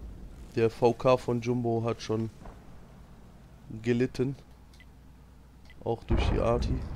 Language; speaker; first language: German; native; German